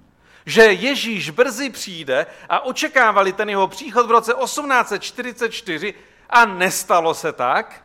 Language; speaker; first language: Czech; native; Czech